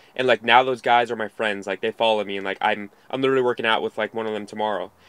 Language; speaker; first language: English; native; English